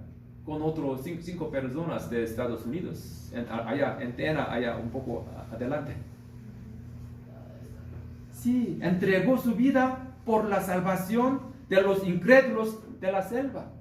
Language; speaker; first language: Spanish; non-native, learner; Korean